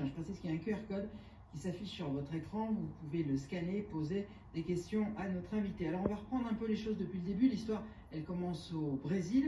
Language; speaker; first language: French; native; French